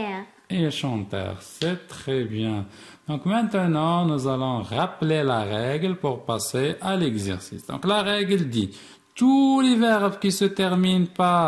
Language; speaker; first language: French; non-native, local second language; Arabic